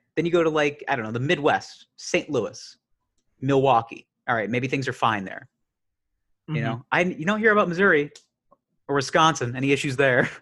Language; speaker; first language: English; native; English